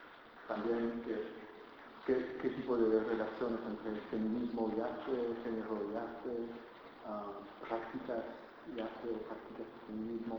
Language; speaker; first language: Spanish; non-native, fluent; French